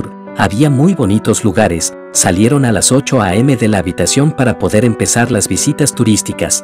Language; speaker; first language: Spanish; native; Spanish